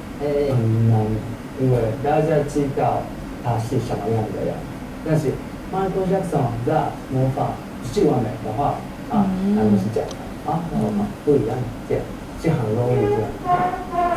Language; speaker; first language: Chinese; non-native, fluent; Thai